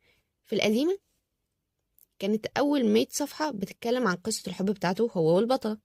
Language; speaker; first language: Arabic; native; Arabic